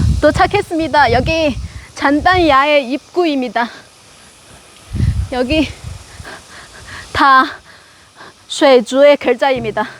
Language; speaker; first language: Korean; non-native, learner; Chinese